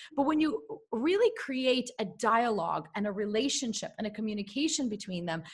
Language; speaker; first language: English; early bilingual, other home language; Russian